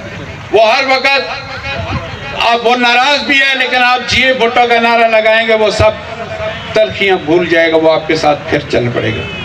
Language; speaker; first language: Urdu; non-native, local second language; Punjabi